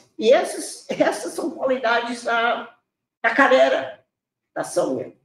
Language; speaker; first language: Portuguese; non-native, fluent; English